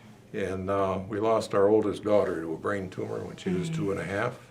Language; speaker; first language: English; native; English